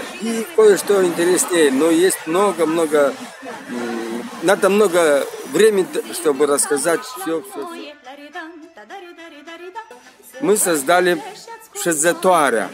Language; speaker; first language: Russian; non-native, local second language; Romanian